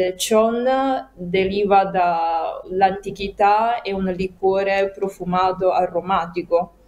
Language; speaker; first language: Italian; non-native, fluent; Chinese